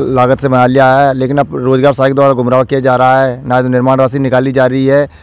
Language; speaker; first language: Hindi; native; Hindi